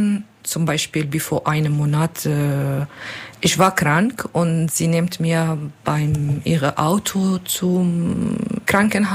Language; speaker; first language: German; non-native, learner; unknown